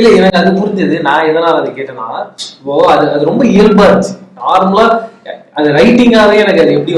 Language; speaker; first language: Tamil; native; Tamil